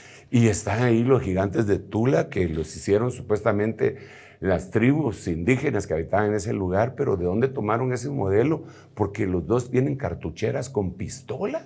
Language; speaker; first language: Spanish; native; Spanish